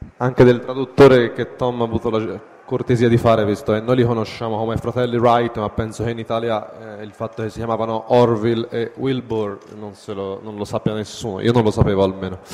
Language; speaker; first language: Italian; native; Italian